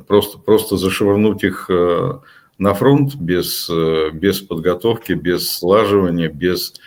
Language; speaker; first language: Russian; native; Russian